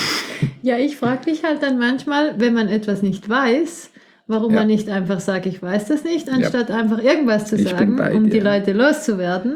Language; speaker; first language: German; native; German